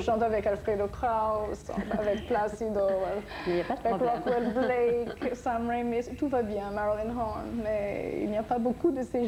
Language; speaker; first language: French; non-native, fluent; English